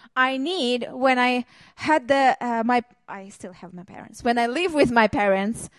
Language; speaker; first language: English; non-native, learner; Hebrew